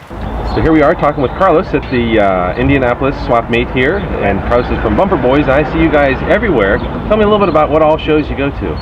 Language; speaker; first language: English; native; English